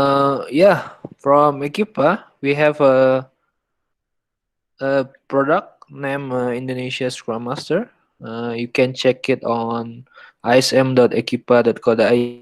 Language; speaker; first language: English; non-native, learner; Indonesian